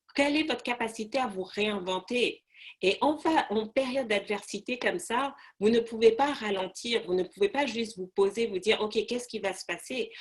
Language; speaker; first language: French; non-native, local second language; Arabic